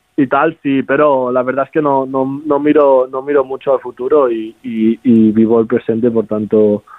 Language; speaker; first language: Spanish; native; Spanish